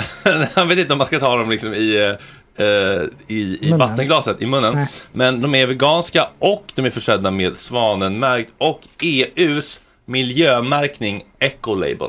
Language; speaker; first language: Swedish; native; Swedish